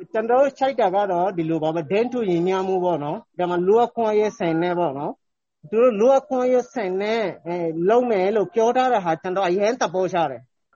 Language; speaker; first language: Burmese; non-native, local second language; Rohingya